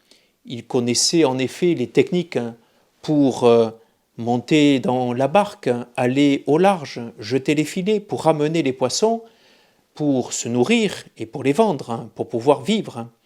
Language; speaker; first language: French; native; French